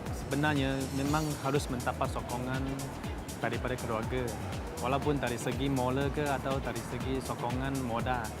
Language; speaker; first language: Malay; non-native, local second language; Chinese